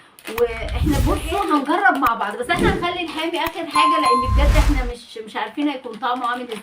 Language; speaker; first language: Arabic; native; Arabic